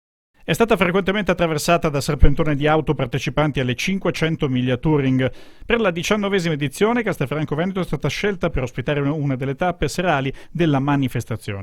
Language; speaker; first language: Italian; native; Italian